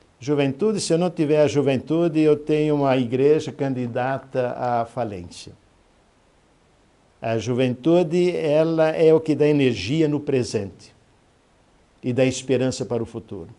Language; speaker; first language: Portuguese; native; Portuguese